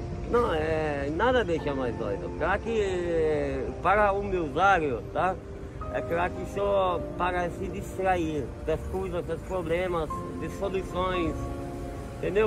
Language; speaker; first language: Portuguese; non-native, fluent; Turkish